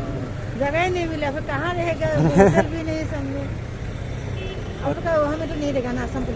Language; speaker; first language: Hindi; non-native, local second language; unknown